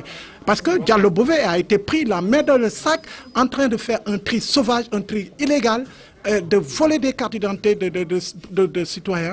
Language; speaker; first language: French; non-native, local second language; Wolof